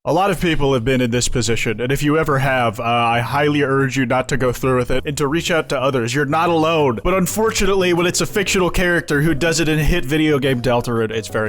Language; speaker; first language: English; native; English